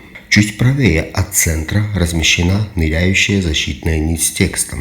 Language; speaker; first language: Russian; native; Russian